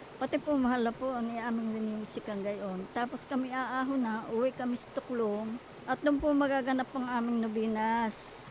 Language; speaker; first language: Filipino; native; Filipino